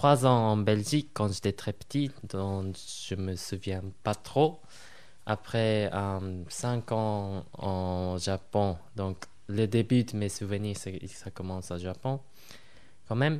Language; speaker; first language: French; non-native, fluent; Japanese